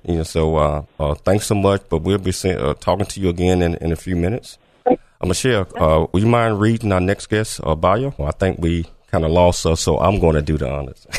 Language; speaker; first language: English; native; English